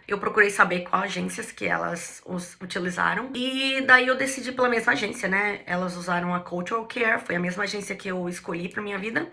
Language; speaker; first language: Portuguese; native; Portuguese